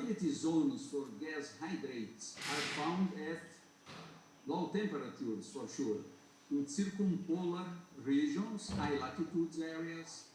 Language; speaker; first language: English; non-native, fluent; Portuguese